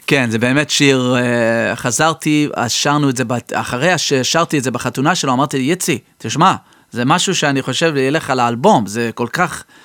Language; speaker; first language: Hebrew; early bilingual, heritage; Hebrew